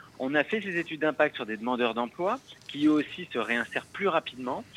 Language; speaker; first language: French; native; French